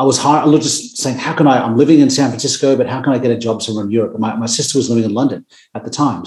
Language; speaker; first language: English; native; English